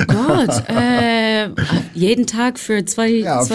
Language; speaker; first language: German; non-native, fluent; English